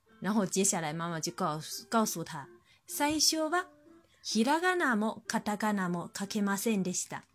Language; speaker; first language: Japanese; non-native, fluent; Chinese